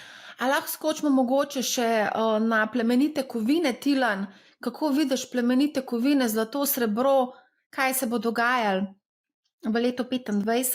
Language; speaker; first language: Slovenian; native; Slovenian